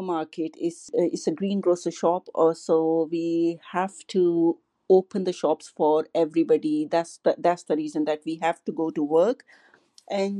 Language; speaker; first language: English; non-native, local second language; Urdu